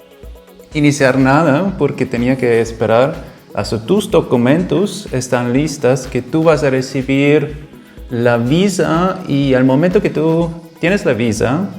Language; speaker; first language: Spanish; non-native, fluent; German